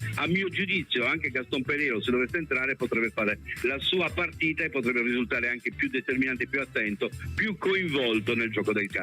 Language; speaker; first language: Italian; native; Italian